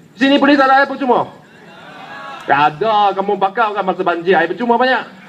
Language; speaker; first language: Malay; non-native, local second language; Chinese